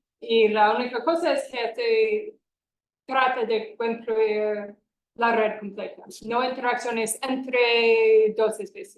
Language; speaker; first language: Spanish; non-native, fluent; English